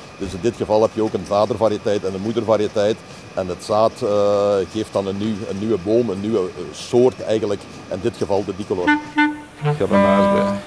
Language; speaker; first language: Dutch; native; Dutch